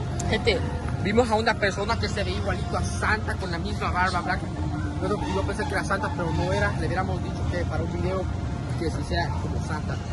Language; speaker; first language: Spanish; early bilingual, heritage; Spanish